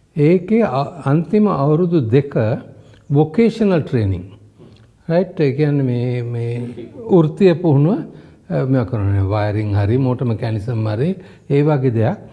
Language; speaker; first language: Sinhala; non-native, local second language; Tamil